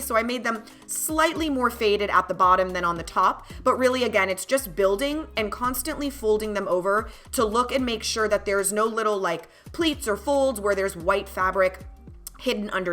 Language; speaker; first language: English; native; English